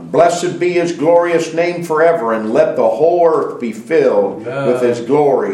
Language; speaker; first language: English; native; English